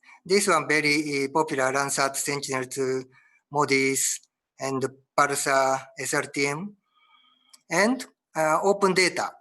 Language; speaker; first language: English; non-native, learner; Japanese